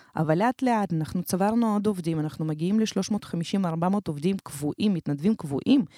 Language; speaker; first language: Hebrew; early bilingual, other home language; Romanian